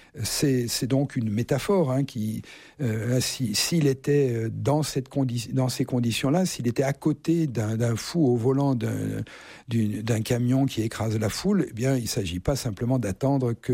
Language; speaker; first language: French; native; French